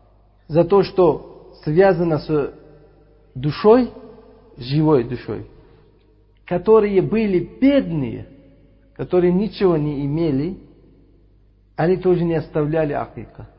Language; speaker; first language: Russian; non-native, fluent; Uzbek